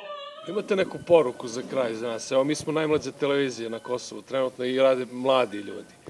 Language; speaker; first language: Serbian; native; Serbian